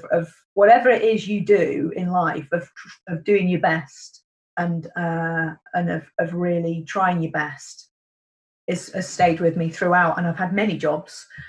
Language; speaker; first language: English; native; English